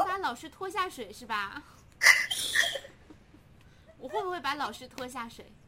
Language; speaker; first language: Chinese; native; Chinese